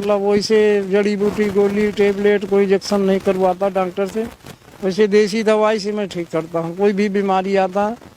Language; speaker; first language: Hindi; native; Hindi